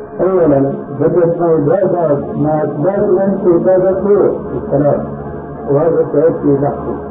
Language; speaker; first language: Arabic; early bilingual, other home language; Albanian